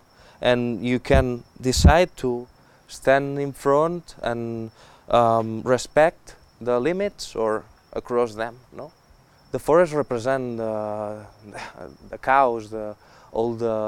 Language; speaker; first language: English; non-native, fluent; Spanish